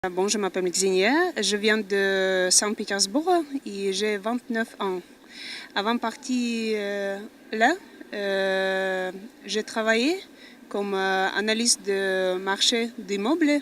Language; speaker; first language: French; non-native, fluent; Russian